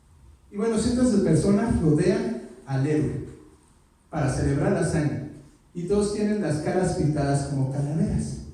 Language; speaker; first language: Spanish; native; Spanish